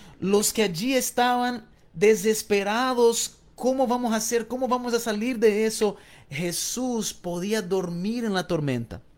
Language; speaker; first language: Spanish; non-native, fluent; Portuguese